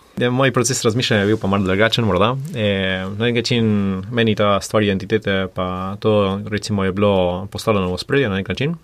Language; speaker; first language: Slovenian; early bilingual, heritage; Slovenian